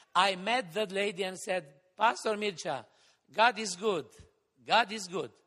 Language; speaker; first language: English; non-native, fluent; Romanian